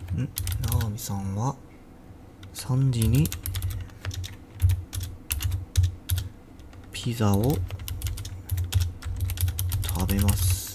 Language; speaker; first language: Japanese; non-native, learner; English